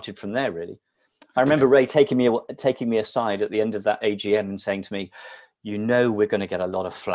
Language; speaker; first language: English; native; English